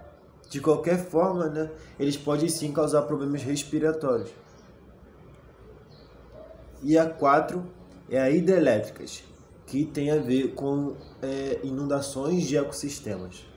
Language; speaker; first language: Portuguese; native; Portuguese